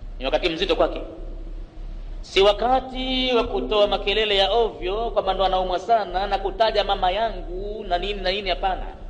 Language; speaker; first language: Swahili; native; Swahili